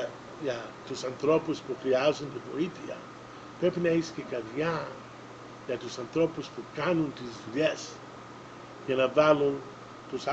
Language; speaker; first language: Greek; early bilingual, other home language; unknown